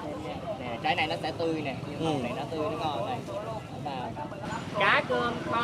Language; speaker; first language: Vietnamese; native; Vietnamese